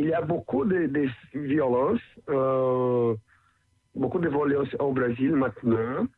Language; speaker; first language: French; non-native, learner; Portuguese